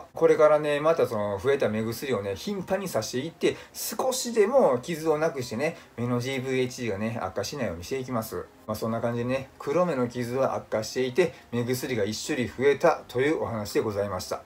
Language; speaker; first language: Japanese; native; Japanese